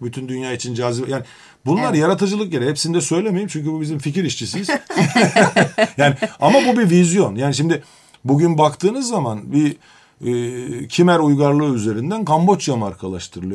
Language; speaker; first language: Turkish; native; Turkish